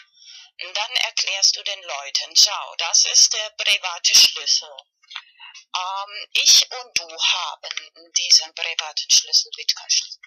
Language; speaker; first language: German; non-native, learner; Spanish